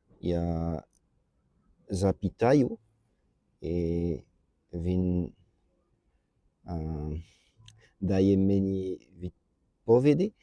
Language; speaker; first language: Ukrainian; non-native, learner; French